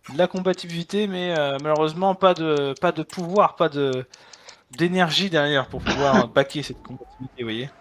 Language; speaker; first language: French; native; French